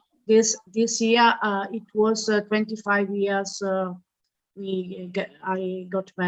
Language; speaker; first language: English; non-native, learner; Italian